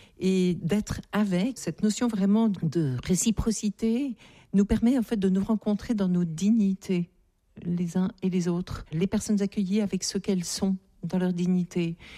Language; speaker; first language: French; native; French